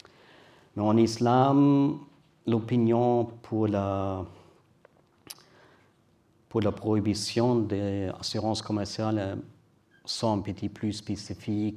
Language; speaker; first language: French; non-native, learner; German